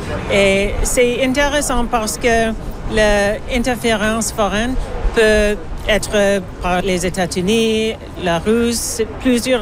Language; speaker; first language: French; non-native, learner; English